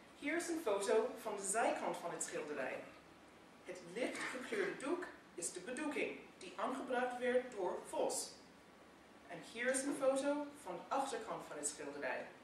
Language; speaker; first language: Dutch; non-native, fluent; English